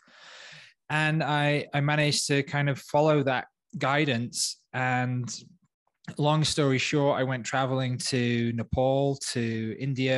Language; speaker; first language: English; native; English